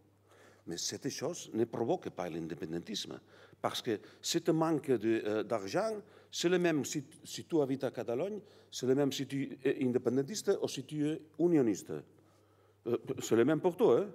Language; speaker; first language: French; non-native, learner; Catalan